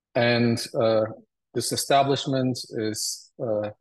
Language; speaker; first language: English; early bilingual, other home language; Turkish